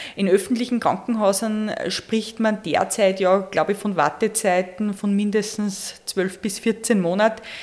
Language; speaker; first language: German; native; German